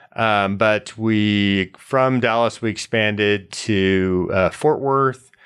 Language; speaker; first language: English; native; English